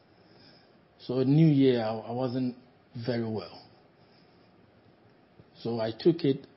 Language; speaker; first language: English; non-native, local second language; Akan